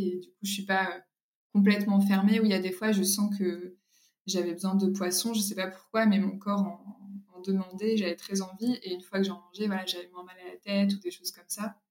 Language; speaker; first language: French; native; French